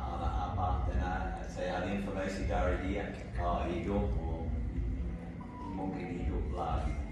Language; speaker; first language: Indonesian; non-native, learner; English